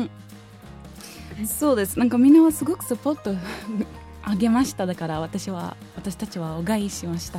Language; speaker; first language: Japanese; non-native, learner; Portuguese